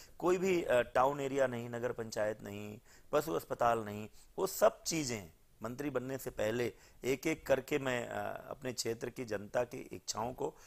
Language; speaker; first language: Hindi; native; Hindi